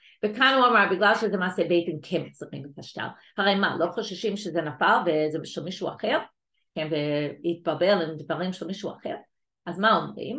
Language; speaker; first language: Hebrew; non-native, fluent; English